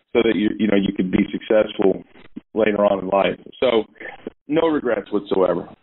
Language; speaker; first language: English; native; English